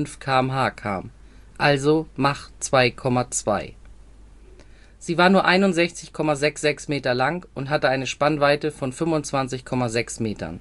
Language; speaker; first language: German; native; German